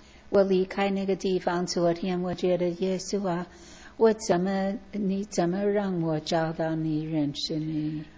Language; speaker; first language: Chinese; non-native, fluent; English